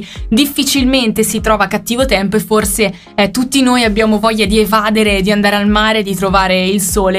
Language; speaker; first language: Italian; native; Italian